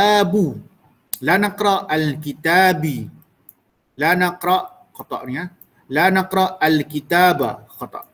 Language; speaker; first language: Arabic; non-native, fluent; Malay